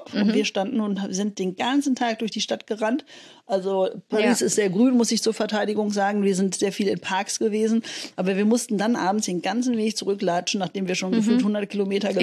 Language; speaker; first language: German; native; German